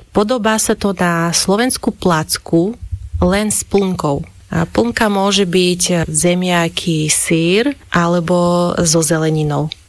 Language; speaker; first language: Slovak; non-native, fluent; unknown